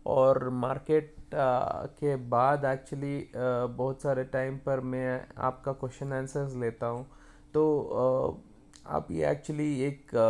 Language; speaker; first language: Hindi; non-native, local second language; Kannada